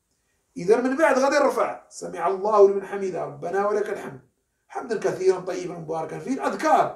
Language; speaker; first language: Arabic; native; Arabic